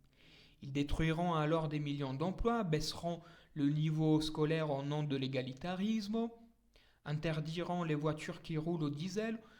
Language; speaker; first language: French; native; French